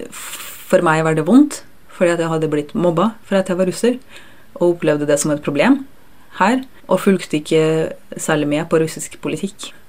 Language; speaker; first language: Norwegian; early bilingual, other home language; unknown